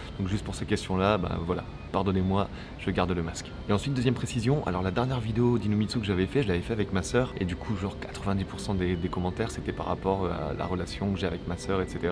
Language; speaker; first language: French; native; French